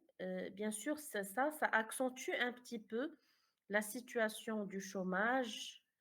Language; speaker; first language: French; non-native, fluent; Arabic